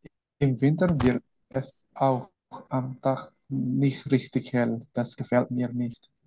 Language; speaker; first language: German; non-native, learner; Indonesian